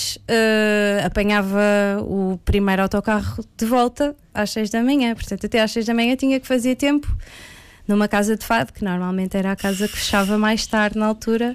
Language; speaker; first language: Portuguese; native; Portuguese